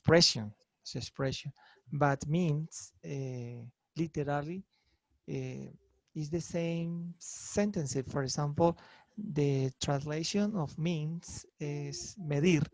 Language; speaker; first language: English; non-native, learner; Spanish